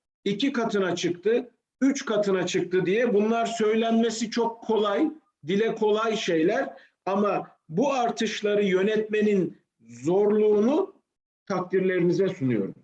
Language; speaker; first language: Turkish; native; Turkish